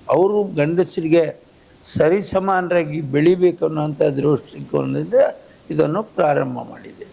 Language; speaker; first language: Kannada; native; Kannada